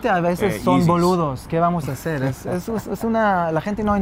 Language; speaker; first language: Spanish; non-native, fluent; Hebrew